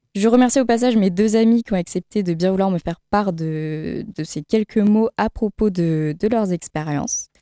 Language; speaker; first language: French; native; French